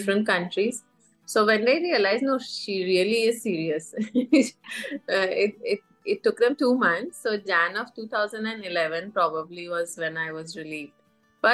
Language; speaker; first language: English; non-native, fluent; Persian